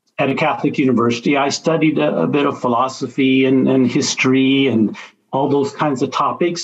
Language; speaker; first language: English; native; English